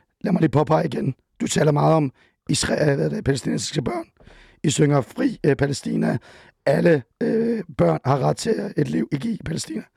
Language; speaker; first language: Danish; early bilingual, other home language; Persian